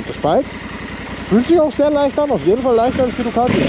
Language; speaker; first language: German; native; German